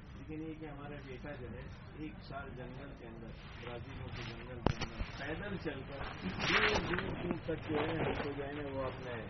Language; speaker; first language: Urdu; native; Urdu